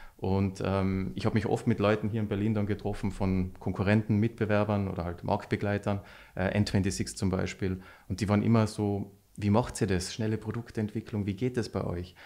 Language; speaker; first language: German; native; German